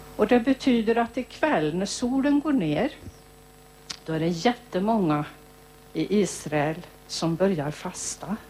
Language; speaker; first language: Swedish; native; Swedish